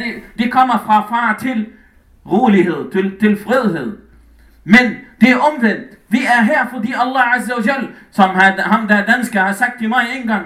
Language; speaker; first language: Danish; non-native, fluent; Arabic